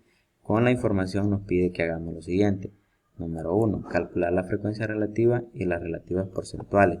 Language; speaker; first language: Spanish; native; Spanish